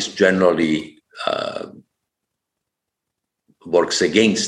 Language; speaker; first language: English; non-native, fluent; Italian